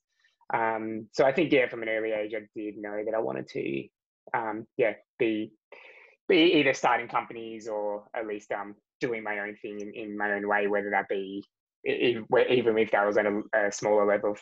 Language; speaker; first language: English; native; English